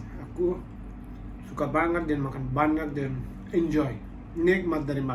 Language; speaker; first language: Indonesian; non-native, learner; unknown